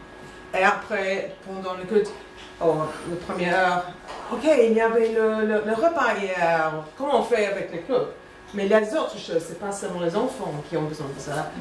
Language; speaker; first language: French; non-native, fluent; English